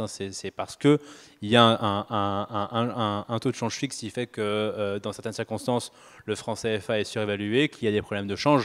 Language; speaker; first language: French; native; French